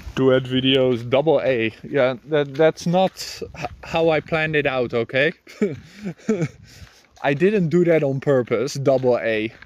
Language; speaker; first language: English; non-native, fluent; Dutch